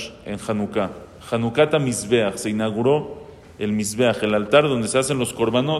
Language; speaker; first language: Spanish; native; Spanish